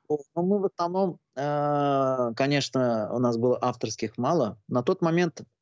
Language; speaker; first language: Russian; non-native, local second language; Azerbaijani